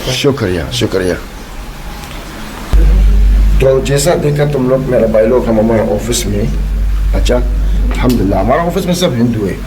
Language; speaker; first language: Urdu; non-native, learner; Arabic